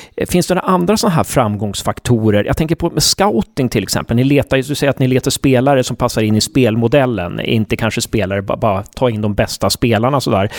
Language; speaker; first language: Swedish; native; Swedish